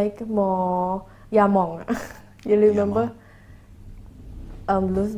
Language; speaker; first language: English; non-native, learner; Thai